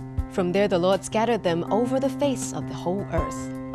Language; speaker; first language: English; non-native, local second language; Cantonese